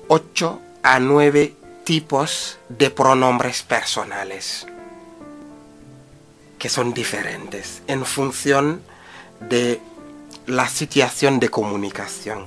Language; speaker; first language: Spanish; non-native, fluent; Wolof